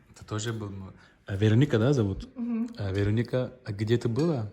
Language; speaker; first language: Russian; non-native, fluent; Turkish